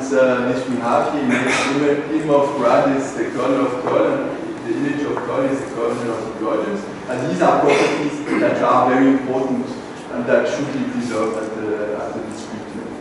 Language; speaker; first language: English; non-native, fluent; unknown